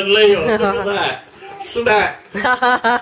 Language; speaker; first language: English; native; English